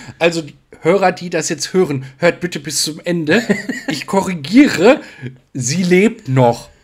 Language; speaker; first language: German; native; German